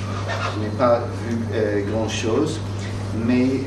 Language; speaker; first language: French; non-native, fluent; English